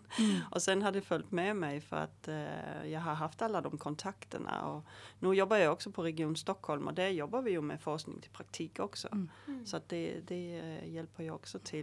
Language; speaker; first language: Swedish; native; Swedish